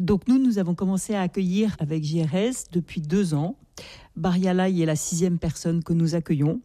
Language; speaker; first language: French; native; French